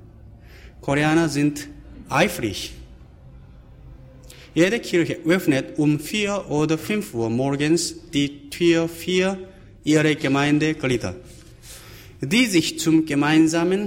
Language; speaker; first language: German; non-native, fluent; Korean